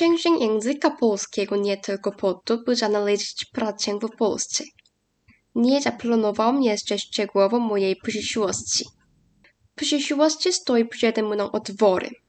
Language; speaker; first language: Polish; non-native, learner; Korean